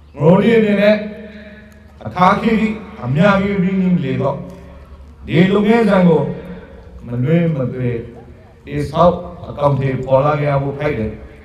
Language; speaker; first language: Burmese; native; Burmese